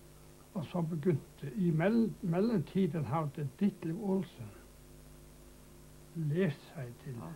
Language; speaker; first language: Danish; non-native, local second language; Faroese